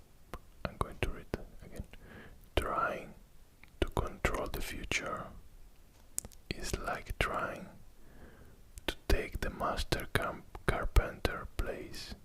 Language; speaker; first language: English; non-native, fluent; Italian